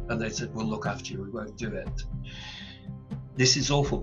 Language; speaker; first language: English; native; English